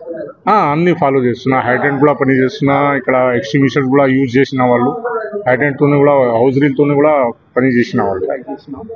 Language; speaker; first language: Telugu; non-native, local second language; Urdu